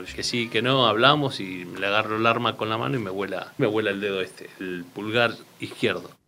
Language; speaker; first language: Spanish; native; Spanish